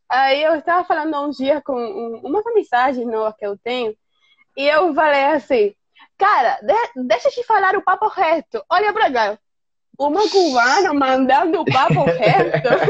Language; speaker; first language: Portuguese; non-native, fluent; Spanish